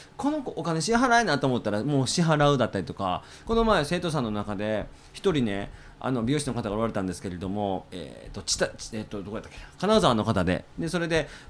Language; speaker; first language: Japanese; native; Japanese